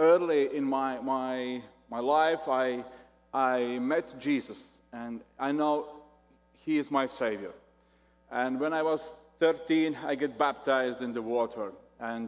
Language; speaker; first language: English; non-native, fluent; Latvian